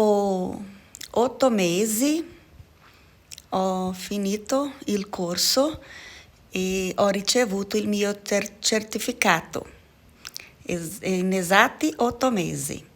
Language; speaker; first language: Italian; non-native, learner; Portuguese